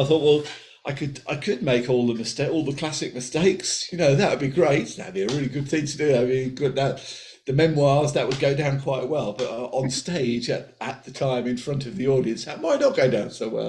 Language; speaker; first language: English; native; English